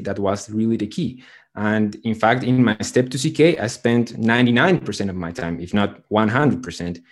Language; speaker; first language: English; non-native, fluent; Spanish